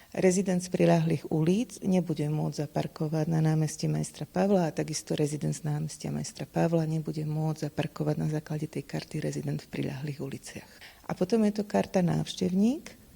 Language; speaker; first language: Slovak; native; Slovak